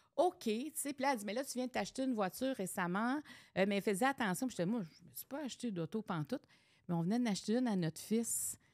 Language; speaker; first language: French; native; French